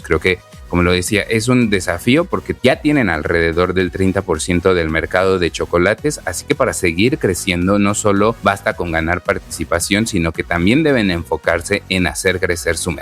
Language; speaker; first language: Spanish; native; Spanish